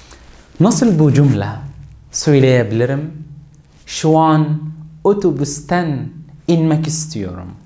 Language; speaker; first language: Turkish; non-native, learner; Arabic